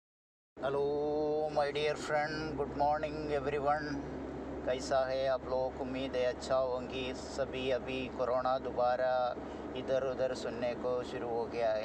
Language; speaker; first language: Hindi; non-native, local second language; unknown